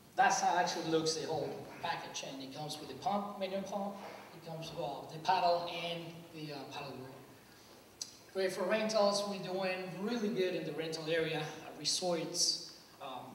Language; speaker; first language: English; non-native, fluent; Spanish